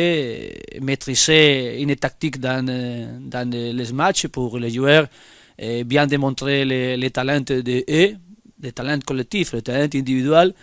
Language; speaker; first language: French; non-native, fluent; Spanish